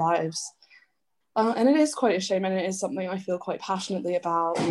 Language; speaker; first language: English; native; English